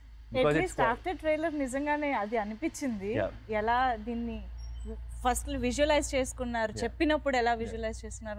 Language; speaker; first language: Telugu; native; Telugu